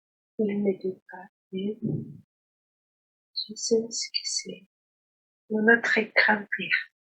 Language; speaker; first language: French; non-native, learner; Spanish